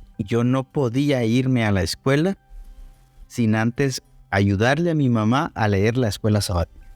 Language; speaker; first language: Spanish; non-native, local second language; Zapotec